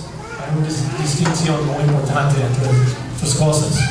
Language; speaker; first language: Spanish; non-native, fluent; English